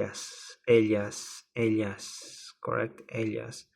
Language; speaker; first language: Spanish; non-native, learner; English